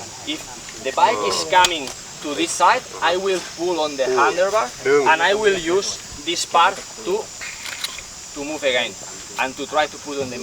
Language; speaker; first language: English; non-native, fluent; Spanish